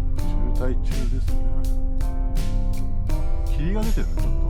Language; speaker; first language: Japanese; native; Japanese